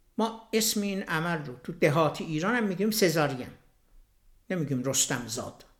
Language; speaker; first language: Persian; native; Persian